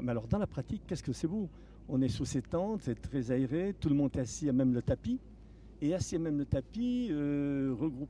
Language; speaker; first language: French; native; French